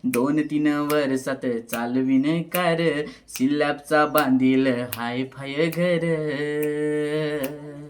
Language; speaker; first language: Marathi; native; Marathi